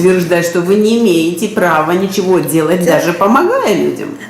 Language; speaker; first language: Russian; native; Russian